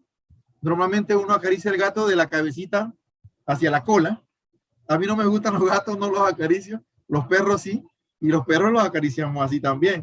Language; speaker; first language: Spanish; native; Spanish